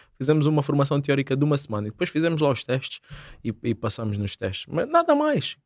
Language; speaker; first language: Portuguese; native; Portuguese